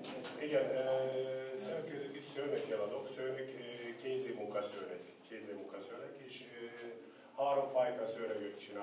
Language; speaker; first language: Hungarian; non-native, learner; Turkish